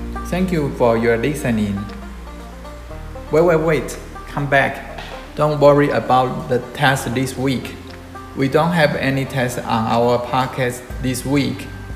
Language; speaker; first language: English; non-native, fluent; Chinese